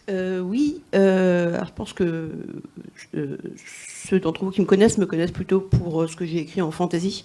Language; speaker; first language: French; native; French